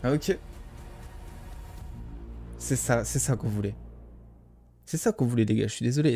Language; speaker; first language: French; native; French